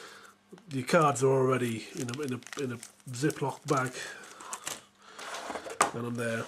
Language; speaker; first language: English; native; English